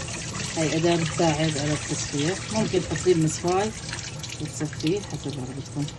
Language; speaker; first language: Arabic; native; Arabic